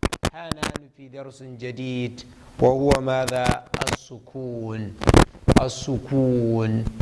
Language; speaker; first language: Arabic; non-native, fluent; Hausa